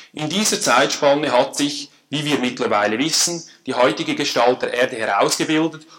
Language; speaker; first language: German; native; German